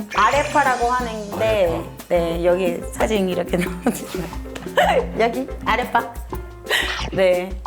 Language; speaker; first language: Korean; non-native, fluent; Spanish